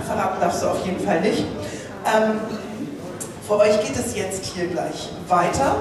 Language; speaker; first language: German; native; German